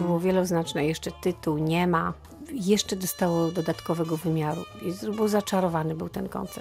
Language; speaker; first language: Polish; native; Polish